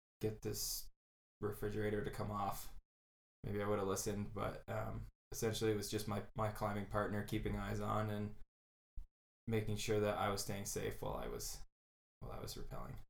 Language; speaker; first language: English; native; English